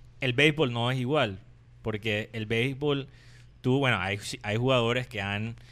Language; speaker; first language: Spanish; non-native, fluent; English